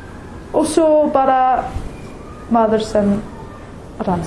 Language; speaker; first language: Icelandic; non-native, learner; English